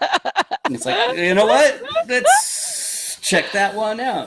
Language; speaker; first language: English; native; English